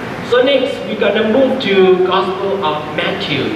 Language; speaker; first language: English; non-native, fluent; Thai